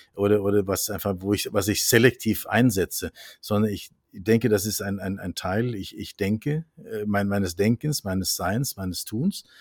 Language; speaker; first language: German; non-native, fluent; Norwegian